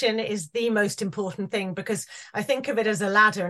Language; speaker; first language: English; native; English